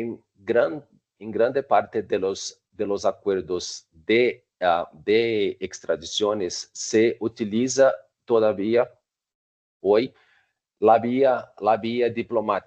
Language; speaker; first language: Spanish; non-native, fluent; Portuguese